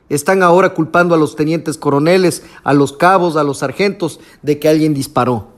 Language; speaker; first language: Spanish; native; Spanish